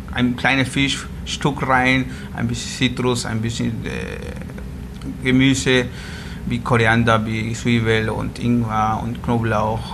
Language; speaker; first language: German; non-native, learner; Spanish